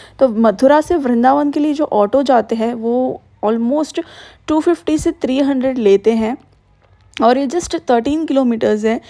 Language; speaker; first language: Hindi; native; Hindi